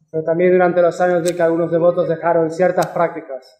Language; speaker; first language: Spanish; native; Spanish